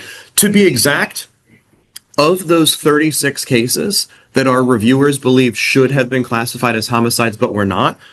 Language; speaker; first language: English; native; English